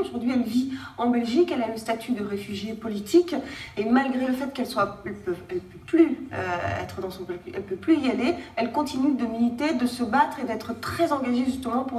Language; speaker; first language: French; native; French